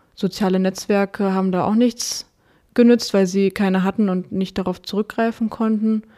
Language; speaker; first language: German; early bilingual, other home language; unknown